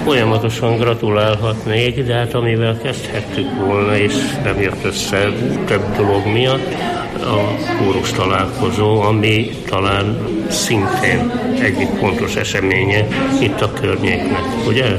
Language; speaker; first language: Hungarian; native; Hungarian